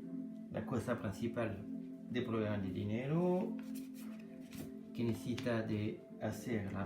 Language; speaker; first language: Spanish; non-native, learner; French